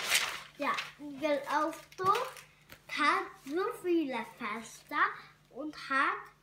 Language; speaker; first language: German; non-native, learner; Hungarian